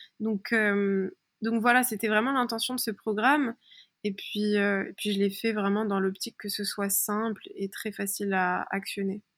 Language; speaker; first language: French; early bilingual, other home language; Persian